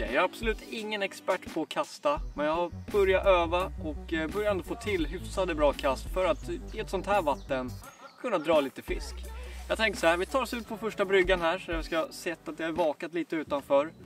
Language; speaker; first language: Swedish; native; Swedish